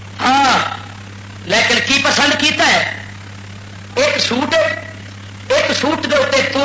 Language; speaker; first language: Urdu; native; Urdu